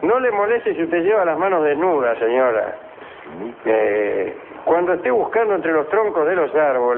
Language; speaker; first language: Spanish; native; Spanish